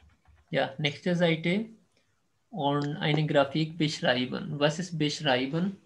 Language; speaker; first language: German; non-native, fluent; Urdu